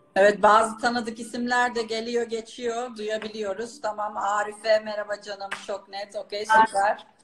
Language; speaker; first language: Turkish; native; Turkish